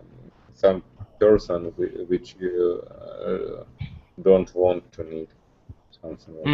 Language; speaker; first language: English; non-native, learner; Russian